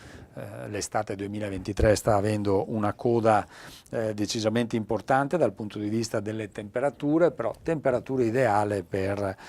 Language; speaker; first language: Italian; native; Italian